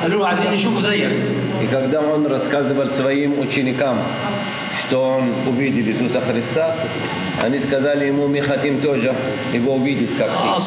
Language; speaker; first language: Russian; non-native, learner; Arabic